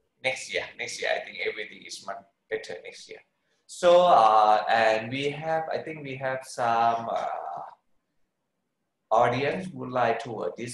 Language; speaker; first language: English; non-native, learner; Thai